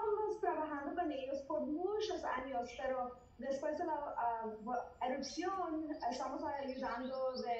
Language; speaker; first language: Spanish; early bilingual, heritage; Spanish